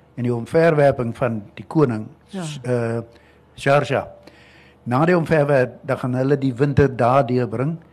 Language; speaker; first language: Afrikaans; native; Afrikaans